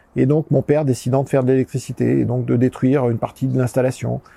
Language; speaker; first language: French; native; French